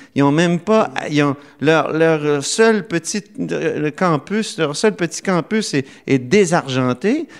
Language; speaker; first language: French; native; French